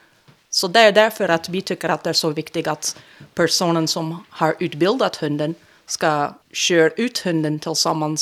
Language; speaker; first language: Swedish; non-native, fluent; English